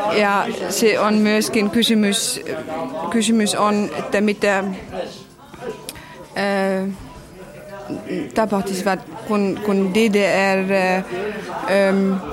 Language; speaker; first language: Finnish; non-native, fluent; German